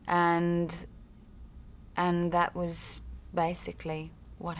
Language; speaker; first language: English; native; English